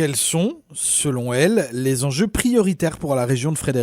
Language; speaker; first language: French; native; French